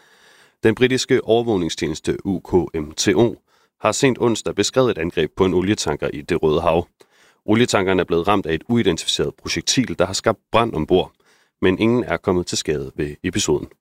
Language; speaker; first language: Danish; native; Danish